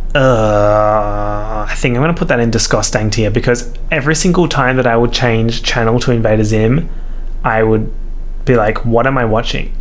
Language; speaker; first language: English; native; English